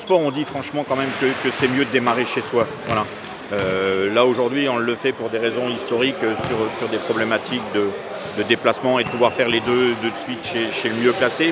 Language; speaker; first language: French; native; French